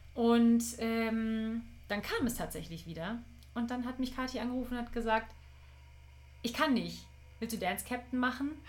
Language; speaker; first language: German; native; German